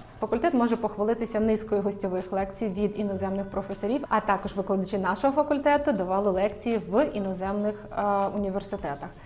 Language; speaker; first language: Ukrainian; native; Ukrainian